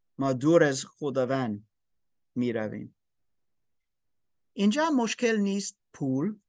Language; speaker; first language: Persian; non-native, learner; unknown